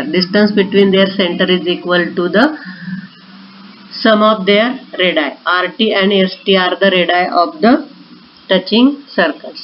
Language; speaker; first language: English; non-native, local second language; Marathi